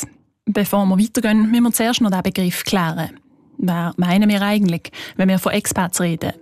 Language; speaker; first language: German; native; German